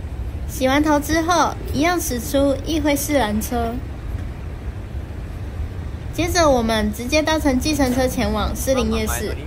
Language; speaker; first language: Chinese; native; Chinese